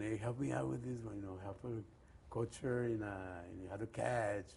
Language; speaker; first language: English; early bilingual, other home language; Spanish